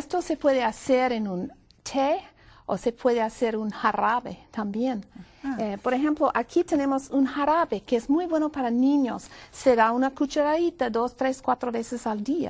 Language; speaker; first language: Spanish; non-native, fluent; English